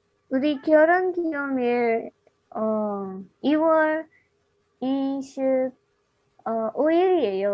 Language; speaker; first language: Korean; non-native, learner; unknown